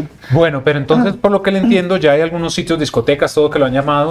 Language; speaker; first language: Spanish; native; Spanish